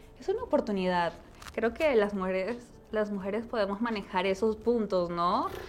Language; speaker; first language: Spanish; native; Spanish